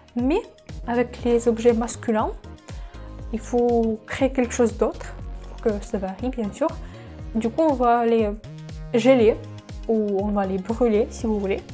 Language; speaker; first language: French; non-native, fluent; Russian